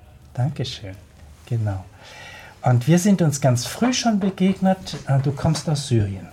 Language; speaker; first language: German; native; German